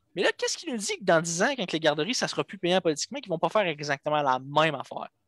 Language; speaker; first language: French; native; French